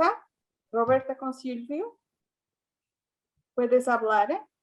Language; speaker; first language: Spanish; non-native, fluent; Portuguese